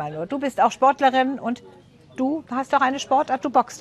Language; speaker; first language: German; native; German